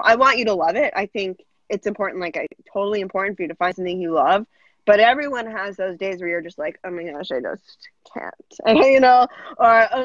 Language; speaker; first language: English; native; English